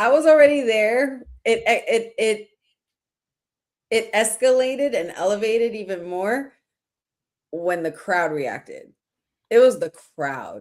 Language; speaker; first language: English; native; English